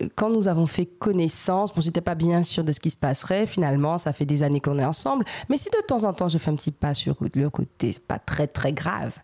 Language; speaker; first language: French; native; French